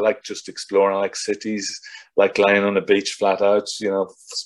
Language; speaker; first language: English; native; English